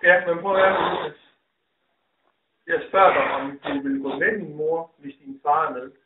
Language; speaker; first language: Danish; native; Danish